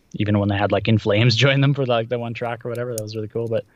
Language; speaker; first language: English; early bilingual, other home language; Russian